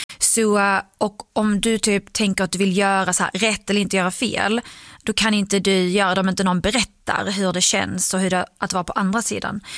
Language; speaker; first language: Swedish; early bilingual, other home language; Arabic